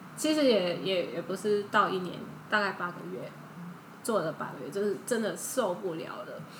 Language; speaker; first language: Chinese; early bilingual, heritage; Chinese